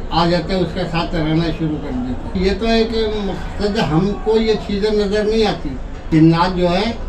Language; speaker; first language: Hindi; native; Hindi